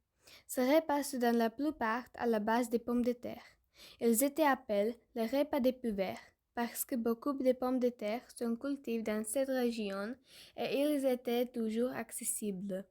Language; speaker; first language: French; non-native, learner; Slovak